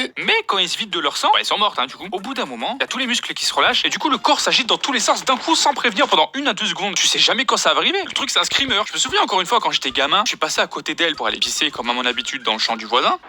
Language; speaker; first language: French; native; French